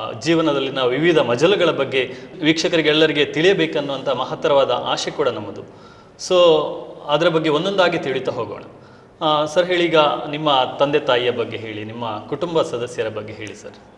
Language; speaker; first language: Kannada; native; Kannada